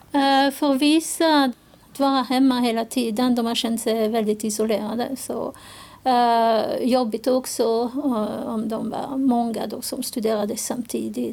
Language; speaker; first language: Swedish; non-native, fluent; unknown